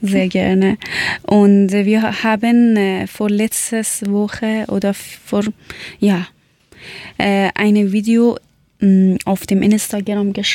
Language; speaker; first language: German; non-native, learner; Persian